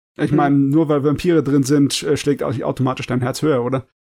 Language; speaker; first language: German; native; German